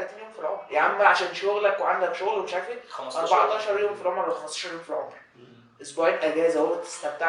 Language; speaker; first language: Arabic; native; Arabic